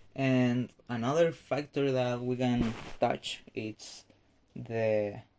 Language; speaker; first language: English; non-native, fluent; Spanish